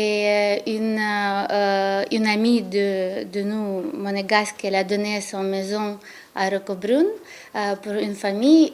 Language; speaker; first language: French; non-native, learner; Ukrainian